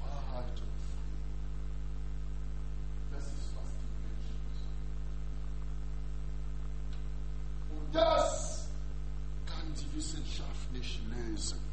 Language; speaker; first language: German; non-native, learner; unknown